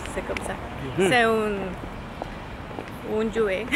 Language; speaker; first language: French; non-native, learner; Spanish